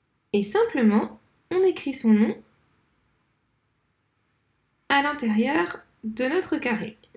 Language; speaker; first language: French; native; French